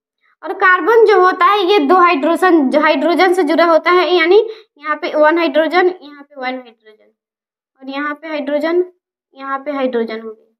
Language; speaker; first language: Hindi; native; Hindi